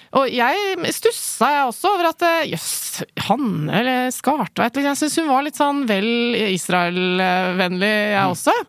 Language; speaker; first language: Norwegian; early bilingual, other home language; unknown